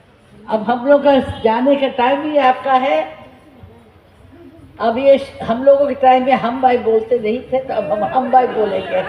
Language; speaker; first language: Hindi; non-native, local second language; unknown